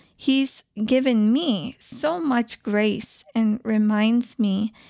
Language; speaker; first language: English; native; English